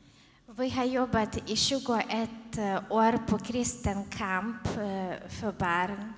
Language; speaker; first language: Swedish; non-native, fluent; Ukrainian